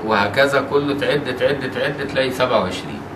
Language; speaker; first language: Arabic; native; Arabic